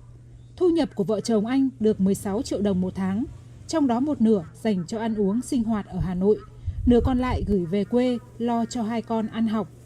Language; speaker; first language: Vietnamese; native; Vietnamese